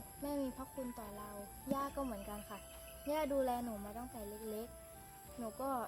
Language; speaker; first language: Thai; native; Thai